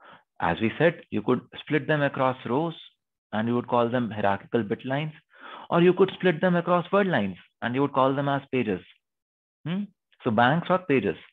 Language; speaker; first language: English; non-native, local second language; Hindi